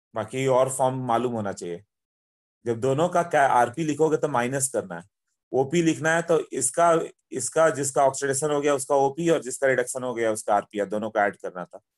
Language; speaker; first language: Hindi; native; Hindi